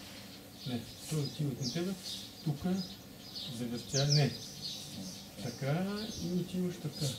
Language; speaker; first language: Bulgarian; non-native, learner; Russian